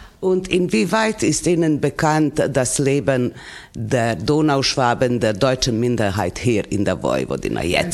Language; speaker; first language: German; non-native, local second language; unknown